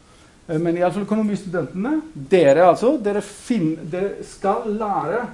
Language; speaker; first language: Norwegian; non-native, fluent; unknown